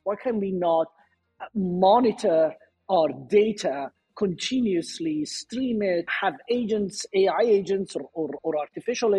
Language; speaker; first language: English; non-native, fluent; Persian